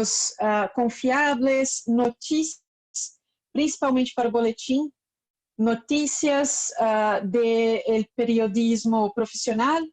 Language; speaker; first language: Spanish; non-native, learner; Portuguese